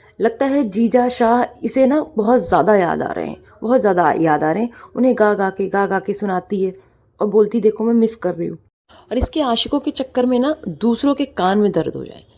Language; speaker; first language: Hindi; native; Hindi